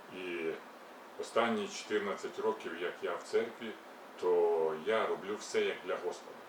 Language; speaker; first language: Ukrainian; native; Ukrainian